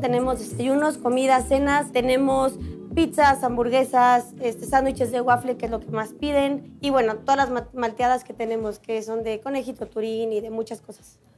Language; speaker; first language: Spanish; native; Spanish